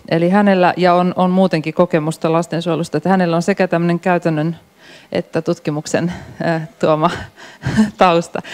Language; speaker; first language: Finnish; native; Finnish